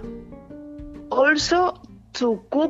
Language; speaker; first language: English; non-native, learner; Spanish